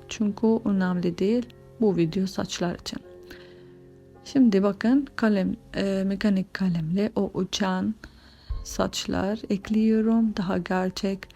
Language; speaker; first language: Turkish; non-native, fluent; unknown